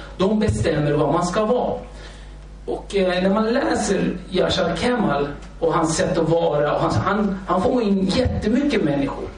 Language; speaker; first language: Swedish; early bilingual, other home language; Kurdish